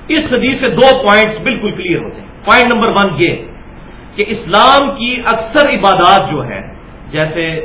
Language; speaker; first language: Urdu; non-native, local second language; Punjabi